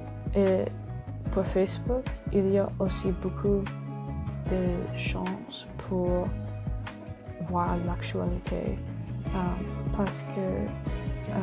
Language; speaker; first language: French; non-native, learner; English